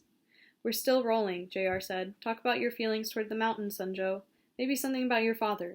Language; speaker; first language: English; native; English